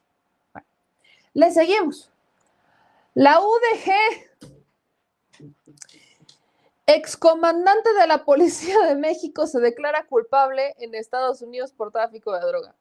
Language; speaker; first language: Spanish; native; Spanish